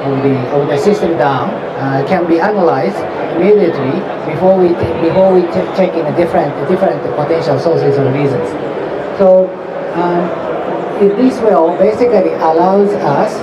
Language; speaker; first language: English; non-native, fluent; Japanese